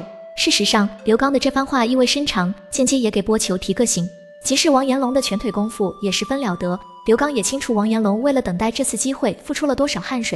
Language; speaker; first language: Chinese; native; Chinese